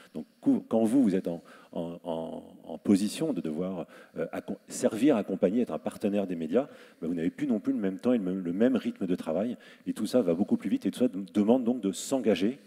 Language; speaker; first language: French; native; French